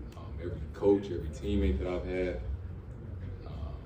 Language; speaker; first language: English; native; English